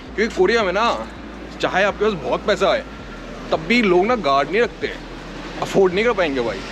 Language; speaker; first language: Hindi; native; Hindi